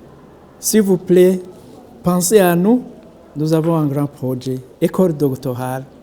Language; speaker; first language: French; non-native, local second language; Rundi